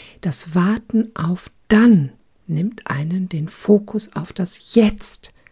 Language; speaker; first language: German; early bilingual, other home language; Croatian